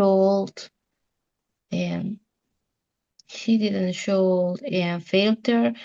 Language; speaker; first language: English; non-native, learner; Spanish